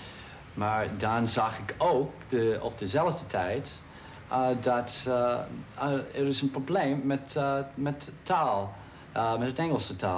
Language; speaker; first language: Dutch; non-native, fluent; English